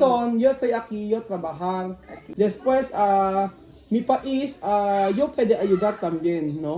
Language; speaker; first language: Spanish; non-native, learner; Filipino